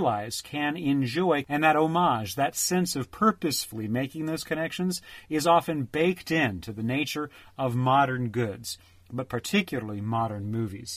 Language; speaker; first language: English; native; English